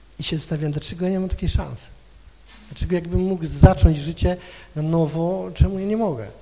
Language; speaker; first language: Polish; non-native, local second language; Kashubian